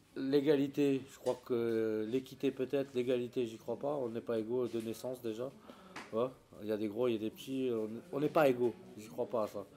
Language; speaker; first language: French; native; French